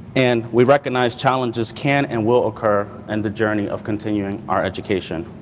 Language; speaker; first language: English; native; English